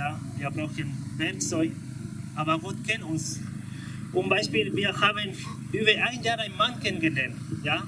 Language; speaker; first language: German; non-native, learner; Spanish